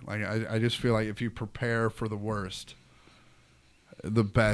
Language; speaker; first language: English; native; English